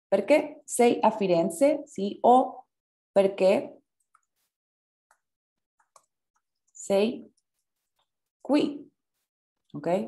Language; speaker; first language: Italian; non-native, fluent; Spanish